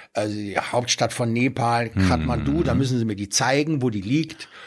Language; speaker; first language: German; native; German